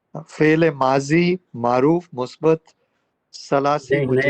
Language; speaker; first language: Arabic; non-native, learner; Urdu